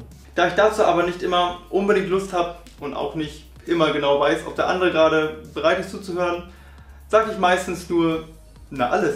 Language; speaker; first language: German; native; German